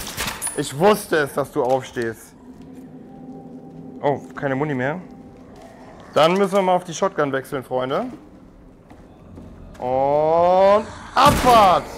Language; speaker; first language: German; native; German